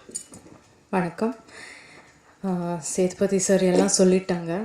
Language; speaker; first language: Tamil; non-native, local second language; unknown